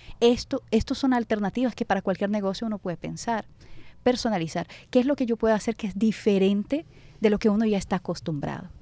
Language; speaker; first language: Spanish; non-native, fluent; Portuguese